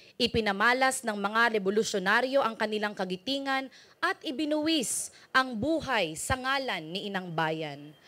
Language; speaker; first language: Filipino; native; Filipino